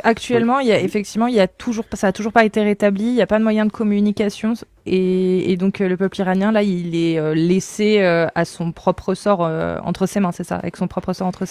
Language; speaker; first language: French; native; French